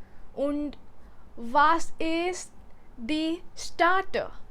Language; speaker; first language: German; non-native, learner; Hindi